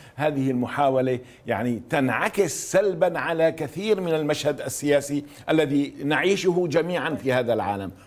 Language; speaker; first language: Arabic; native; Arabic